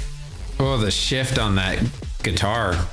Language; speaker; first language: English; native; English